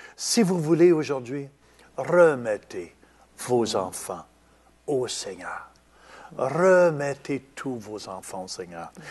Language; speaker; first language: French; native; French